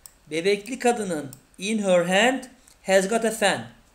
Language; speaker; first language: English; non-native, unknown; Turkish